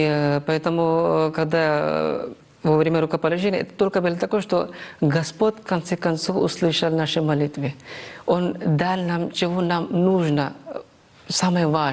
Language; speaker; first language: Russian; non-native, fluent; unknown